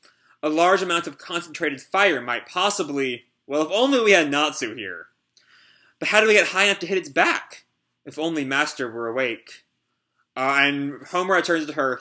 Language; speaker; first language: English; native; English